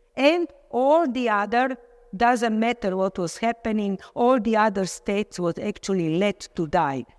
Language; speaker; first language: English; non-native, fluent; Slovenian